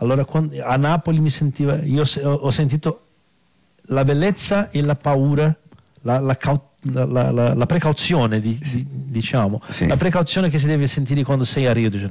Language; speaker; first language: Italian; non-native, fluent; Portuguese